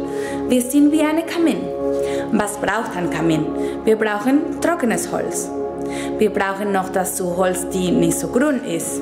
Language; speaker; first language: German; non-native, fluent; Spanish